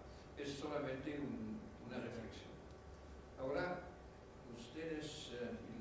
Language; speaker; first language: Spanish; non-native, fluent; French